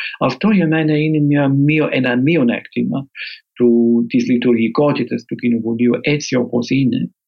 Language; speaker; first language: Greek; non-native, fluent; English